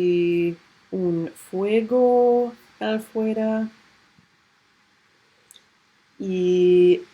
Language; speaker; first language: Spanish; non-native, learner; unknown